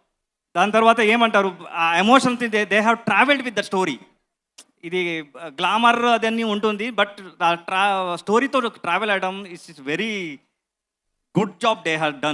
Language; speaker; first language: Telugu; non-native, learner; Kannada